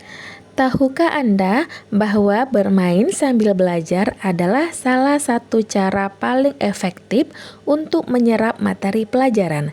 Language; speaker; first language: Indonesian; native; Indonesian